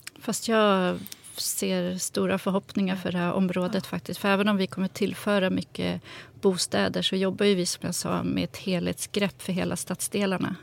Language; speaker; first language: Swedish; native; Swedish